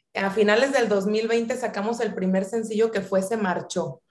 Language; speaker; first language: Spanish; native; Spanish